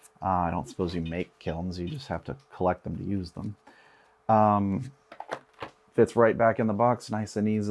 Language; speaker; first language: English; native; English